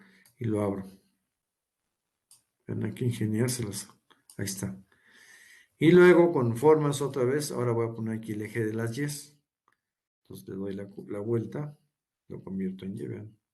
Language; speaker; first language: Spanish; native; Spanish